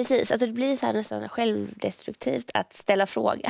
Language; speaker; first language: Swedish; native; Swedish